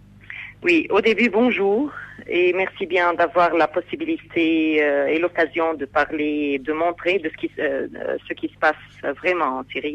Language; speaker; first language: French; non-native, fluent; Arabic